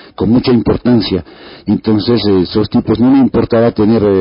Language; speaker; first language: Spanish; non-native, fluent; French